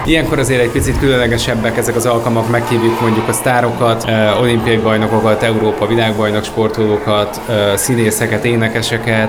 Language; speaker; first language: Hungarian; native; Hungarian